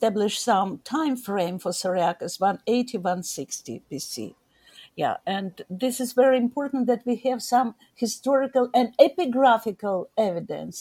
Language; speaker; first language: English; non-native, learner; Ukrainian